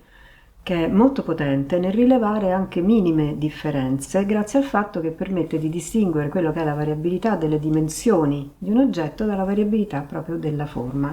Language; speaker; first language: Italian; native; Italian